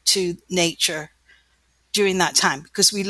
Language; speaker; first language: English; native; English